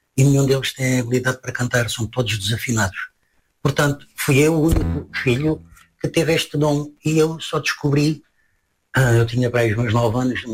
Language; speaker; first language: Portuguese; native; Portuguese